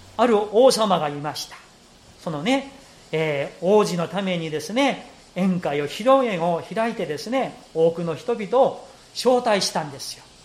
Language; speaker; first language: Japanese; non-native, fluent; Korean